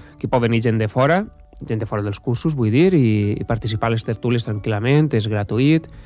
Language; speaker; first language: Catalan; native; Catalan